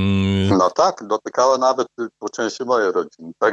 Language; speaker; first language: Polish; non-native, fluent; Arabic